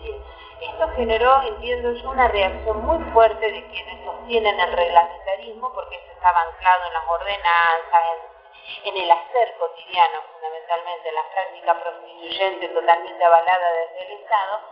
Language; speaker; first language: Spanish; native; Spanish